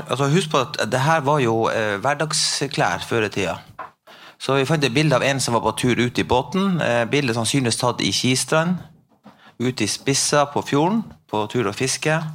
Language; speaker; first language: Norwegian; native; Norwegian